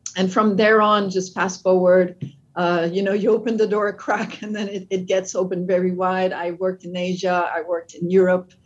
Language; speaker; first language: English; non-native, fluent; French